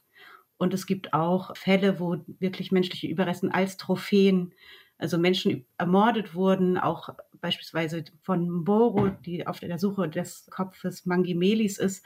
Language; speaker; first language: German; native; German